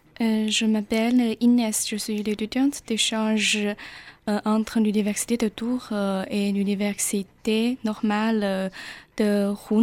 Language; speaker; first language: French; non-native, learner; Chinese